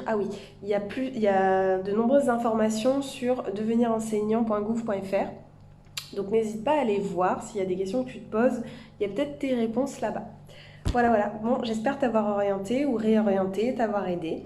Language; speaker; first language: French; native; French